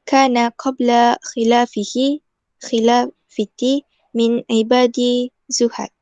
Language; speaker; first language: Arabic; non-native, learner; Malay